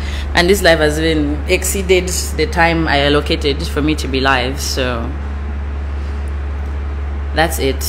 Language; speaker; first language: English; non-native, local second language; Bemba